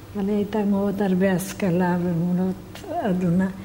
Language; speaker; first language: Hebrew; non-native, fluent; Romanian